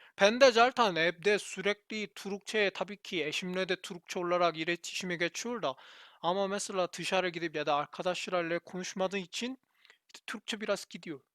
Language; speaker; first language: Turkish; non-native, learner; Korean